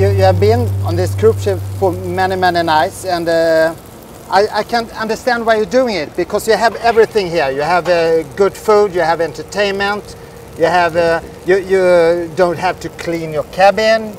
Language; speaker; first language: English; non-native, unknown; Swedish